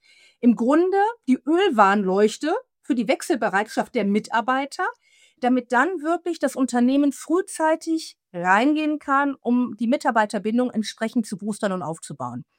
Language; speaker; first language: German; native; German